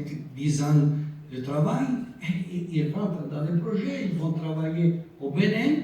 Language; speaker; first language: French; non-native, local second language; Italian